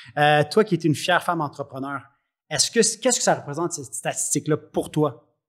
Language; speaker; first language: French; native; French